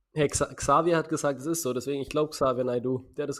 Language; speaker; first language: German; native; German